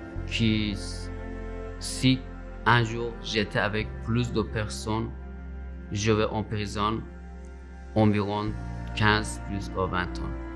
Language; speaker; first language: French; non-native, learner; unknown